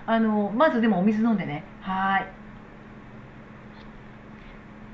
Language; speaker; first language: Japanese; native; Japanese